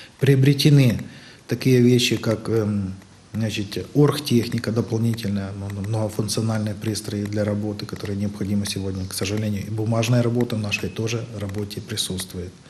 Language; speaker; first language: Russian; native; Russian